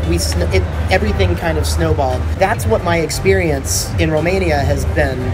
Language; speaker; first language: English; native; English